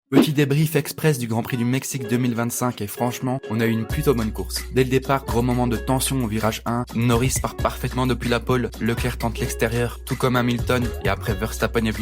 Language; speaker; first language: French; native; French